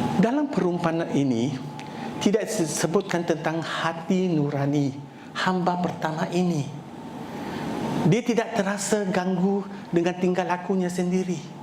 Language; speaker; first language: Malay; non-native, local second language; Chinese